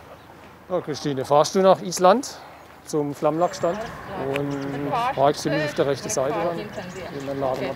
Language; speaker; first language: German; native; German